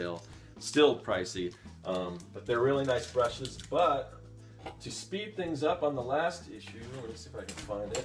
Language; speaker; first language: English; native; English